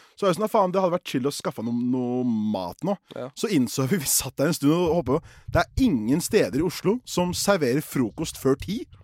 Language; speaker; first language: Norwegian; early bilingual, other home language; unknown